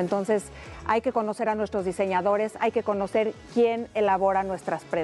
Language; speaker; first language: Spanish; native; Spanish